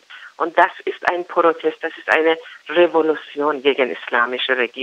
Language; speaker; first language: German; non-native, learner; Persian